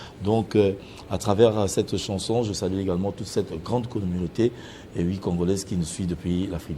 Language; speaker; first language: French; non-native, local second language; Lingala